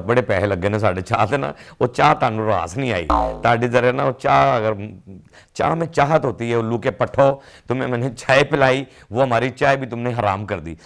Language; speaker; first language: Urdu; non-native, local second language; Punjabi